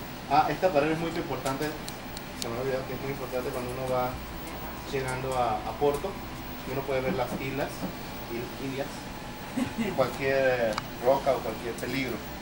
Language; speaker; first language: Spanish; native; Spanish